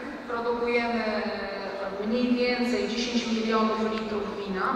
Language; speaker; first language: Polish; native; Polish